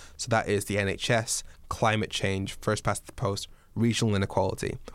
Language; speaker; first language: English; native; English